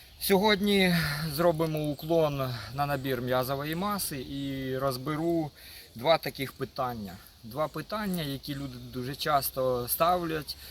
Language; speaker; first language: Ukrainian; non-native, local second language; Russian